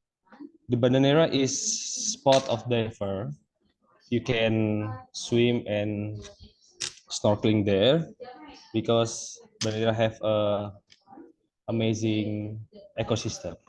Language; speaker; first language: English; non-native, local second language; Indonesian